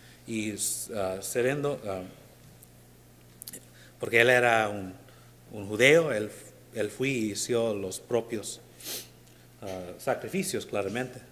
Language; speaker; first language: Spanish; non-native, learner; English